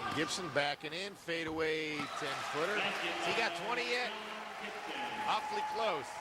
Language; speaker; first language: English; native; English